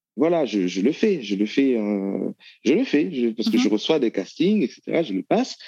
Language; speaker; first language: French; non-native, local second language; Haitian Creole